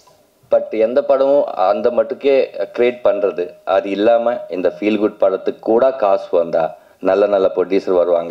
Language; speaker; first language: Tamil; non-native, learner; Telugu